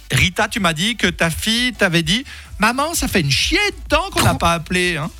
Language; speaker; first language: French; native; French